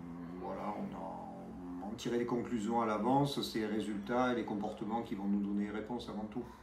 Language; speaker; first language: French; native; French